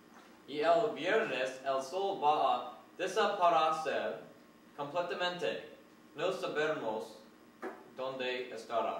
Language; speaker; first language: Spanish; non-native, learner; English